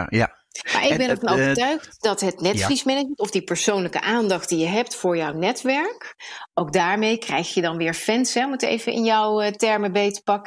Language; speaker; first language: Dutch; native; Dutch